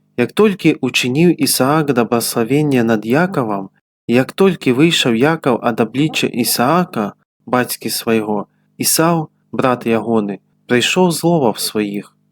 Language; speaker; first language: Belarusian; native; Belarusian